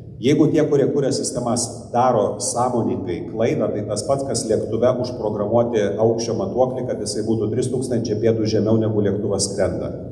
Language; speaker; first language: Lithuanian; non-native, local second language; Polish